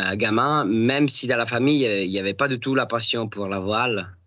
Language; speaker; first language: French; non-native, fluent; Italian